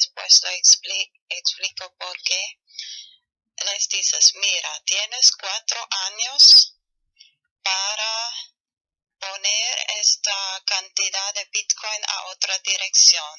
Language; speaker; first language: Spanish; non-native, fluent; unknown